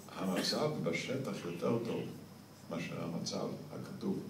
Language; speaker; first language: Hebrew; early bilingual, other home language; Yiddish